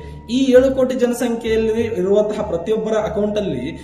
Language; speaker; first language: Kannada; native; Kannada